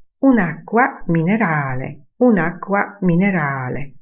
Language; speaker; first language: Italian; non-native, fluent; Polish